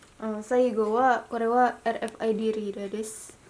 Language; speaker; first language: Japanese; non-native, learner; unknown